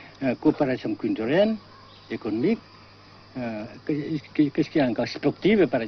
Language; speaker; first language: French; non-native, fluent; Vietnamese